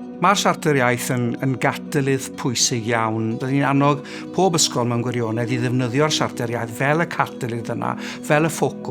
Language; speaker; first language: Welsh; native; Welsh